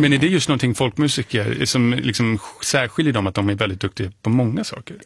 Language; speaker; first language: Swedish; native; Swedish